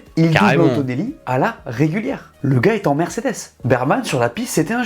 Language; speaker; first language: French; native; French